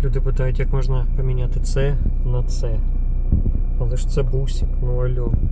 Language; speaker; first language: Ukrainian; non-native, local second language; Russian